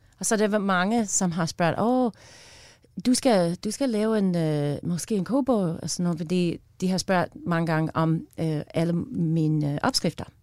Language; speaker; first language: Danish; non-native, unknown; English